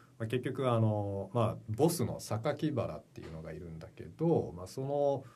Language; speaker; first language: Japanese; early bilingual, heritage; Japanese